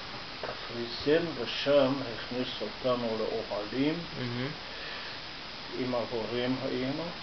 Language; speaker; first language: Hebrew; non-native, fluent; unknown